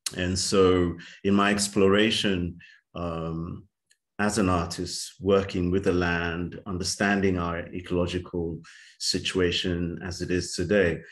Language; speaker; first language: English; native; English